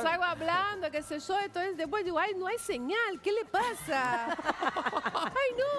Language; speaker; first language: Spanish; non-native, fluent; Portuguese